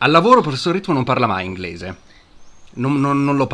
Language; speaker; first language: Italian; native; Italian